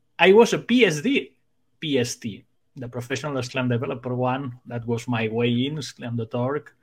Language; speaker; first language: English; non-native, fluent; Spanish